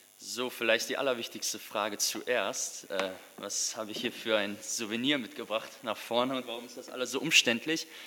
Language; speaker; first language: German; early bilingual, other home language; Russian